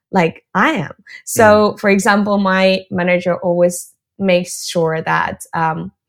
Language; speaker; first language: English; non-native, fluent; Russian